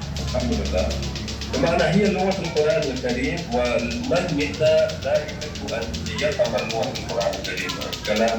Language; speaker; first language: Arabic; non-native, fluent; Chechen